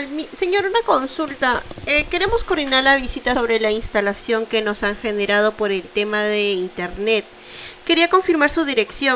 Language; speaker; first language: Spanish; native; Spanish